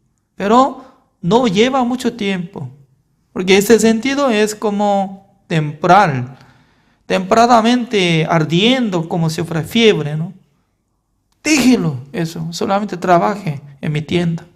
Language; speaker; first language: Spanish; non-native, fluent; Korean